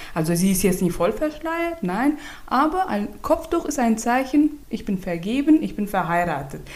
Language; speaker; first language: German; non-native, fluent; Turkmen